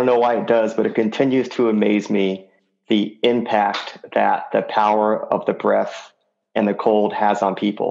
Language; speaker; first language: English; native; English